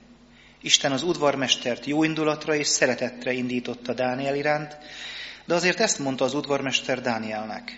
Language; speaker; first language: Hungarian; native; Hungarian